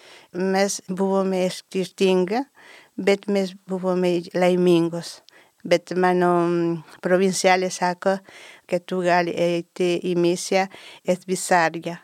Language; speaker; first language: Lithuanian; non-native, learner; Spanish